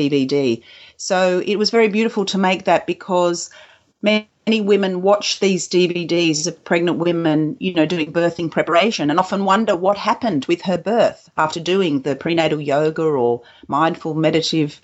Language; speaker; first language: English; native; English